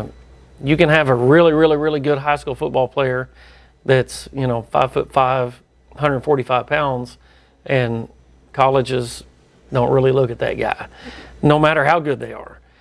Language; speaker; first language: English; native; English